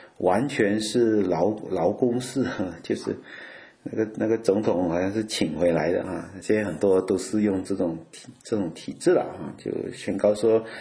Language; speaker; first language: Chinese; native; Chinese